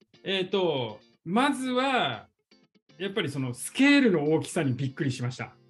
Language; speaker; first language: Japanese; native; Japanese